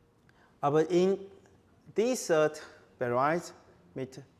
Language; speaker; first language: German; non-native, learner; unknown